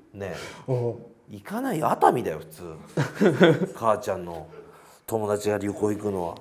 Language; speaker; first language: Japanese; native; Japanese